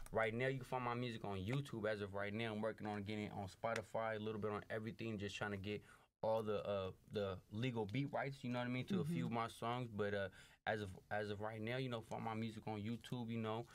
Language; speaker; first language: English; native; English